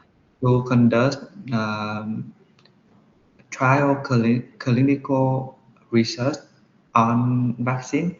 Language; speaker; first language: English; non-native, learner; Vietnamese